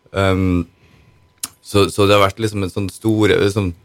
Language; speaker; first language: Norwegian; native; Norwegian